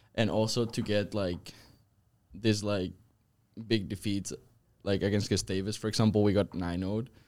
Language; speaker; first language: English; non-native, fluent; Spanish